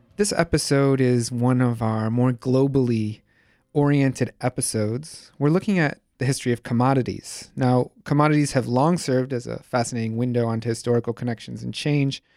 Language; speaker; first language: English; native; English